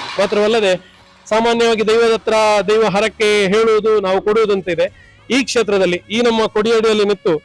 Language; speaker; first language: Kannada; non-native, local second language; Tulu